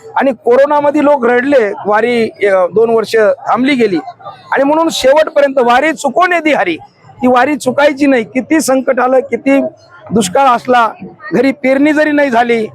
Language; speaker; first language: Marathi; native; Marathi